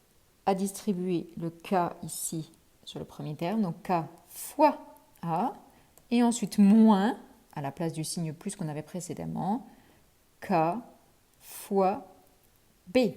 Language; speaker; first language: French; native; French